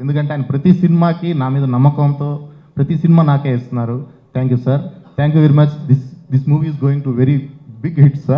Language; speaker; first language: Telugu; native; Telugu